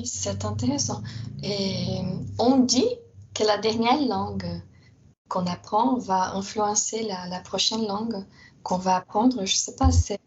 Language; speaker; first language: French; non-native, fluent; Portuguese